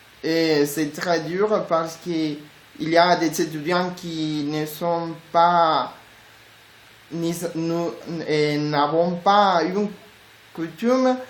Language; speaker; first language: French; non-native, learner; Spanish